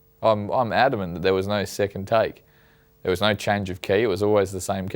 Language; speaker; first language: English; native; English